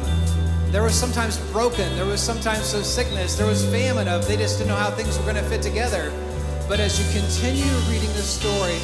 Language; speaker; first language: English; native; English